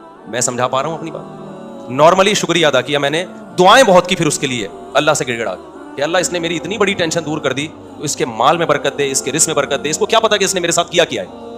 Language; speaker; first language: Urdu; native; Urdu